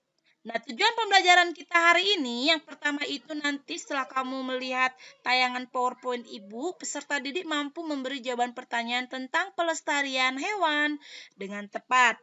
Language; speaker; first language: Indonesian; native; Indonesian